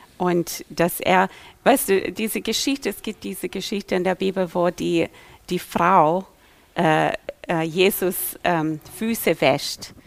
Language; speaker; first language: German; non-native, fluent; English